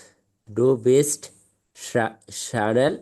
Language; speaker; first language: German; non-native, learner; Bangla